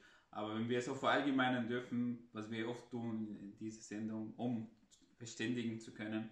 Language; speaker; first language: German; non-native, fluent; Arabic